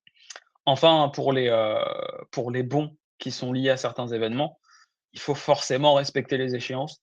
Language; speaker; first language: French; native; French